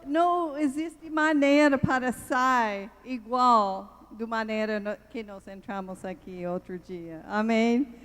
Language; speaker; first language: Portuguese; non-native, learner; English